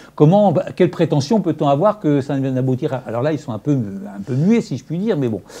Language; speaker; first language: French; native; French